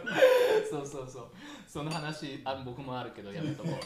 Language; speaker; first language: Japanese; native; Japanese